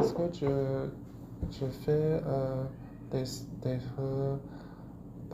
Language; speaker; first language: French; non-native, learner; Chinese